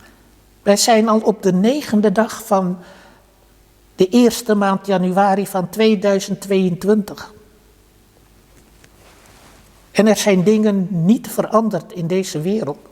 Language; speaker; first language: Dutch; early bilingual, other home language; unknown